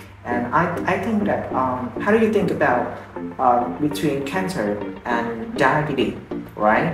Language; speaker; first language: English; non-native, fluent; Vietnamese